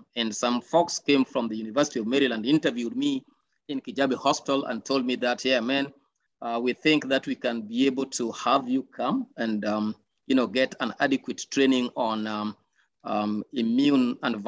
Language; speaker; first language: English; non-native, local second language; Luo (Kenya and Tanzania)